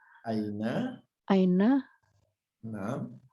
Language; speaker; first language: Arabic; non-native, fluent; Indonesian